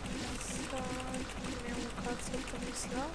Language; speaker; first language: Bulgarian; native; Bulgarian